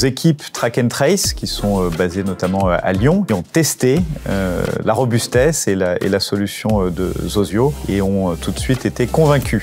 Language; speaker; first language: French; native; French